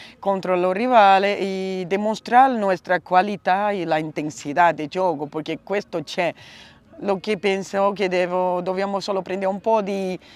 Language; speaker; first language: Italian; non-native, learner; Portuguese